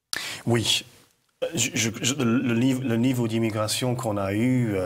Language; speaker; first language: French; non-native, fluent; English